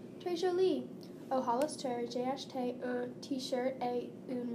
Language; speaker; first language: French; non-native, learner; English